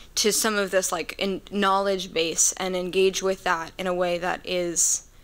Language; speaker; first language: English; native; English